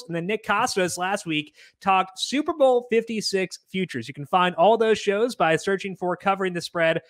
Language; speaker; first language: English; native; English